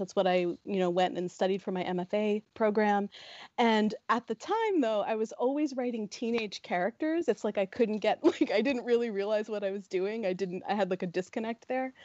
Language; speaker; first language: English; native; English